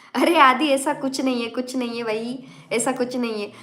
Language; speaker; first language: Hindi; non-native, local second language; Marathi